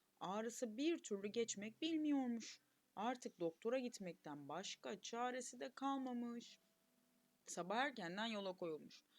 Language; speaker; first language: Turkish; native; Turkish